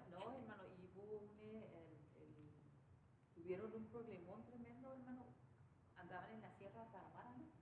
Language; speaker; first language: Spanish; native; Spanish